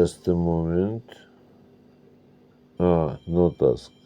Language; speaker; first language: English; non-native, learner; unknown